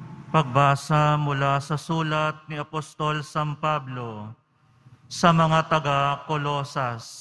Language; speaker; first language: Filipino; native; Filipino